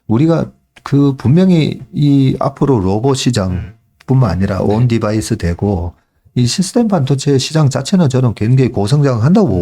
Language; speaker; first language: Korean; native; Korean